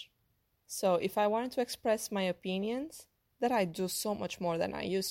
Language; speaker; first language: English; non-native, fluent; Portuguese